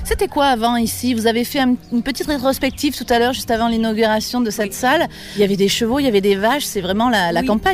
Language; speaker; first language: French; native; French